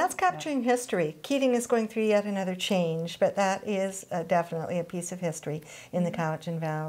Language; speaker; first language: English; native; English